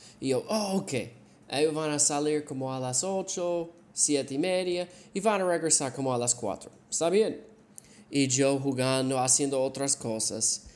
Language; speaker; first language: Spanish; non-native, learner; English